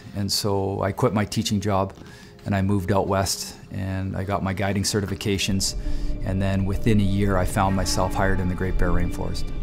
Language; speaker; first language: English; native; English